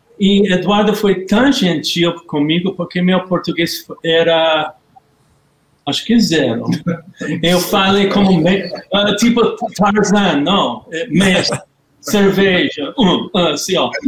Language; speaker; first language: Portuguese; non-native, learner; English